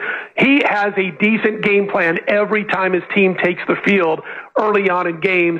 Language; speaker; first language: English; native; English